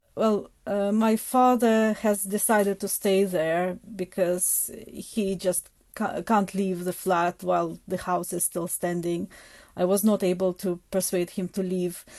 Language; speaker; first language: English; non-native, fluent; Ukrainian